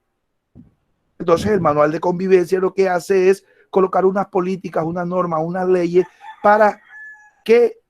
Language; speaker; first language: Spanish; native; Spanish